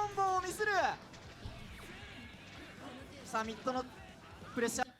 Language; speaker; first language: Japanese; native; Japanese